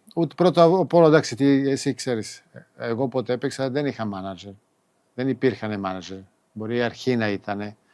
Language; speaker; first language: Greek; non-native, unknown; Serbian